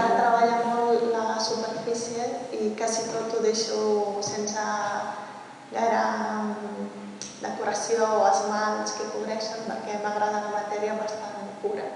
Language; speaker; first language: Catalan; early bilingual, heritage; Catalan